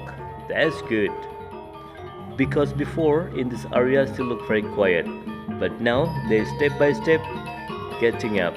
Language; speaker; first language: English; non-native, learner; Indonesian